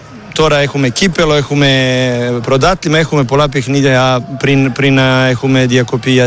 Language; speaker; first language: Greek; non-native, learner; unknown